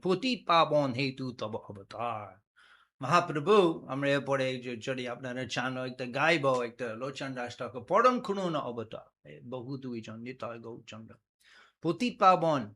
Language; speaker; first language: Bangla; non-native, fluent; English